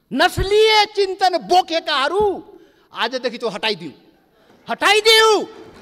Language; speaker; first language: Nepali; non-native, local second language; Maithili